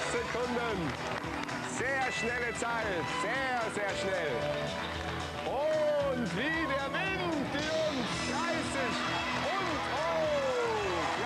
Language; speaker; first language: German; native; German